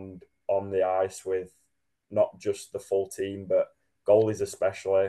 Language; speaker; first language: English; native; English